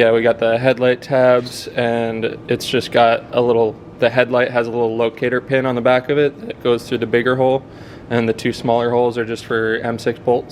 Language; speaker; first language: English; native; English